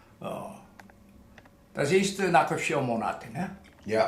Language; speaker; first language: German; non-native, learner; Korean